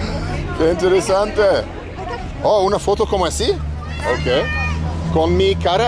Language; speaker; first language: Spanish; non-native, learner; English